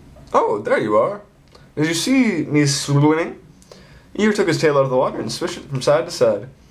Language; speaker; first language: English; native; English